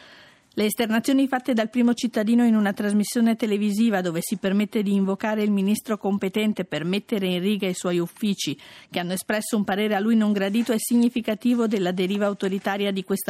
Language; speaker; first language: Italian; native; Italian